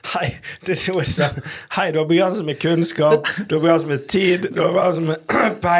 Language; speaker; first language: Norwegian; native; Norwegian